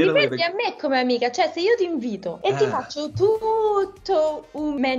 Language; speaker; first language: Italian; native; Italian